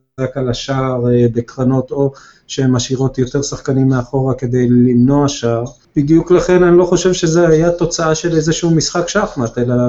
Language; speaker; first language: Hebrew; native; Hebrew